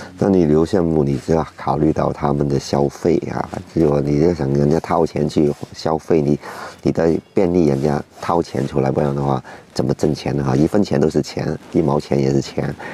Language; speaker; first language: Chinese; native; Chinese